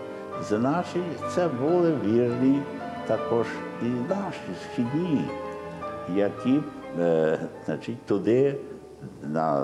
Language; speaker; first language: Ukrainian; early bilingual, heritage; Ukrainian